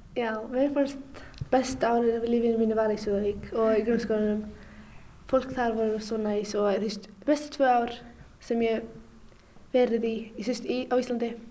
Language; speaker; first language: Icelandic; non-native, fluent; Arabic